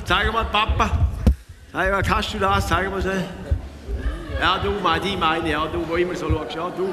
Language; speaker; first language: German; native; German